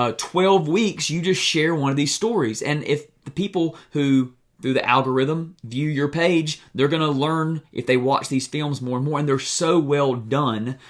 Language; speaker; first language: English; native; English